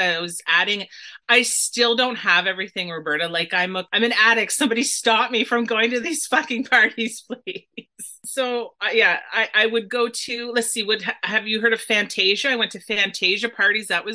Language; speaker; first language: English; native; English